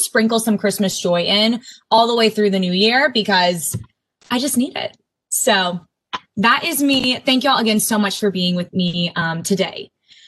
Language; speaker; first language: English; native; English